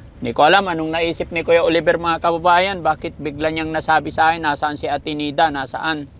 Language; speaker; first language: Filipino; native; Filipino